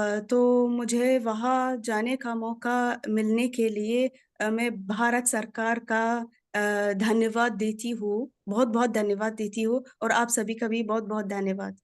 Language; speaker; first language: Hindi; non-native, fluent; Arabic